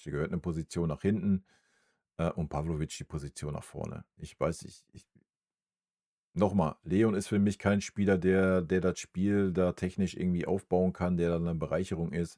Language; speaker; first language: German; native; German